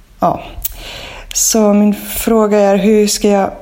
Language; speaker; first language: Swedish; non-native, fluent; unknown